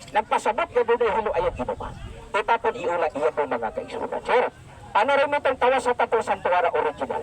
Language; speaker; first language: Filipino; non-native, local second language; Cebuano